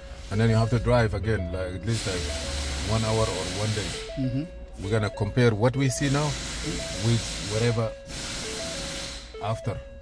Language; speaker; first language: English; non-native, fluent; Arabic